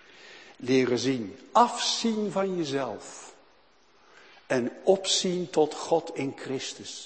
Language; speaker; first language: Dutch; native; Dutch